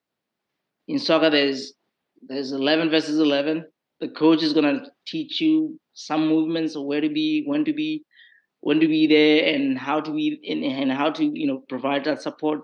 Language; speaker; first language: English; non-native, local second language; Southern Sotho